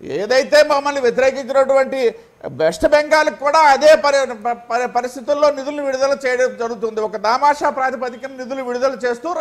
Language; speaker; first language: Telugu; native; Telugu